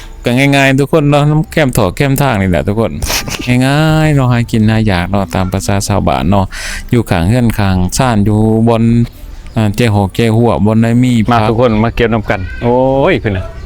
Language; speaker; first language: Thai; non-native, local second language; Northeastern Thai